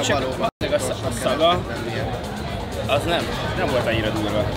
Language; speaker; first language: Hungarian; native; Hungarian